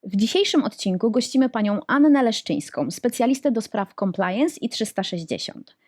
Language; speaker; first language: Polish; native; Polish